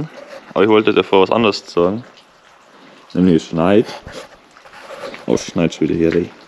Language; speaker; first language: German; native; German